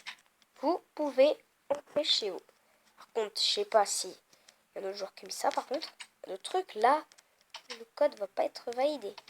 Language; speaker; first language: French; native; French